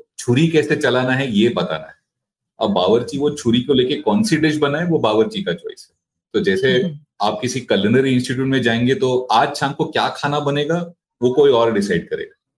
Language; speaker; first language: Hindi; non-native, local second language; Marathi